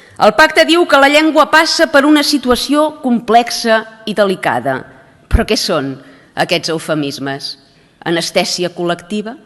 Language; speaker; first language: Catalan; native; Catalan